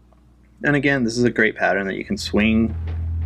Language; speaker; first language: English; native; English